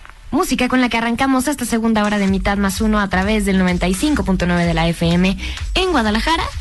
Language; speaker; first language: Spanish; native; Spanish